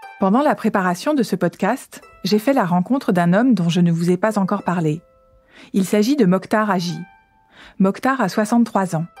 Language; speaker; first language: French; native; French